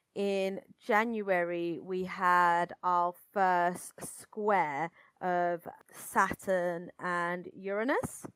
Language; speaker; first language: English; native; English